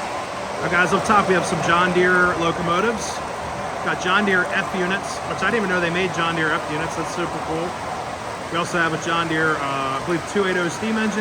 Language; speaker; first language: English; native; English